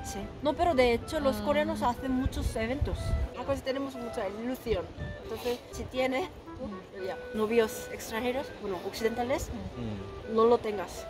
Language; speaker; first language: Spanish; non-native, fluent; Korean